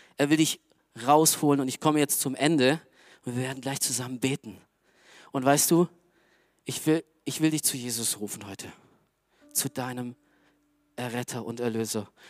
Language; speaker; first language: German; early bilingual, other home language; Romanian